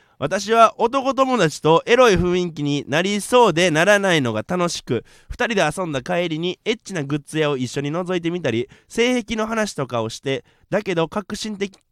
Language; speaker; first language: Japanese; native; Japanese